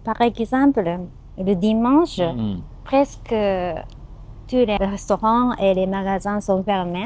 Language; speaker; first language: French; non-native, learner; Japanese